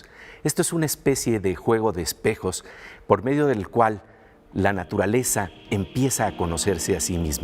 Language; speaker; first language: Spanish; native; Spanish